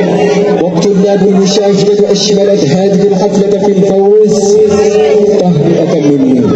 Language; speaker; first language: Arabic; non-native, learner; Bangla